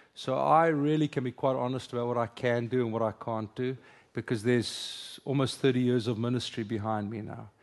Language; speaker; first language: English; non-native, local second language; Afrikaans